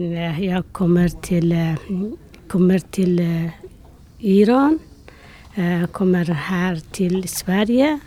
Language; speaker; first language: Swedish; non-native, learner; Persian